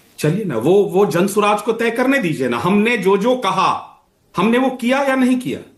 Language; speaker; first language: Hindi; native; Hindi